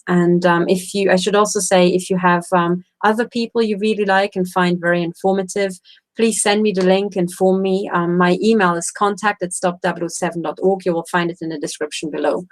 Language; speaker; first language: English; non-native, fluent; Romanian